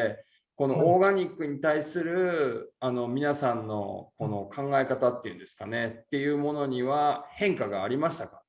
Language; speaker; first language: Japanese; native; Japanese